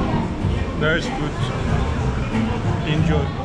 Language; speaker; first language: English; non-native, learner; Turkish